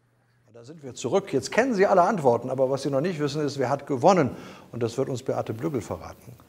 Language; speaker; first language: German; native; German